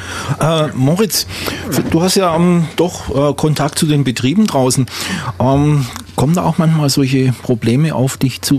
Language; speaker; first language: German; native; German